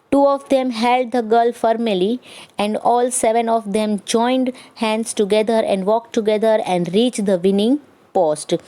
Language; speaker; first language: English; non-native, local second language; Gujarati